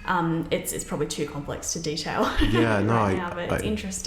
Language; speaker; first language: English; native; English